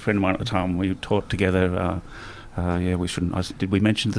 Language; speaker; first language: English; native; English